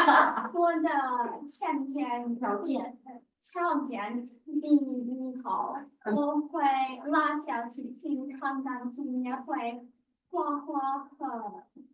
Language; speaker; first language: Chinese; non-native, learner; English